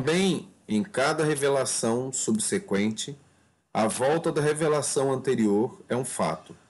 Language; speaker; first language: Portuguese; native; Portuguese